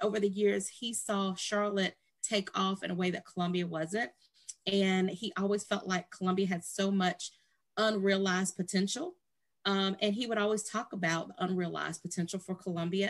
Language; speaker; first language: English; native; English